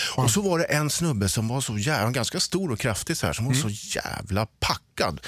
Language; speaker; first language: Swedish; native; Swedish